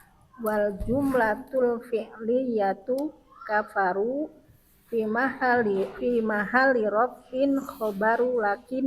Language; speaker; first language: Arabic; non-native, learner; Indonesian